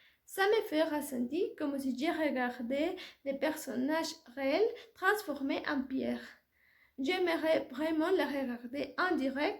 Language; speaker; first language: French; non-native, learner; Spanish